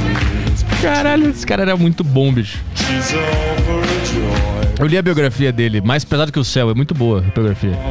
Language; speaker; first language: Portuguese; native; Portuguese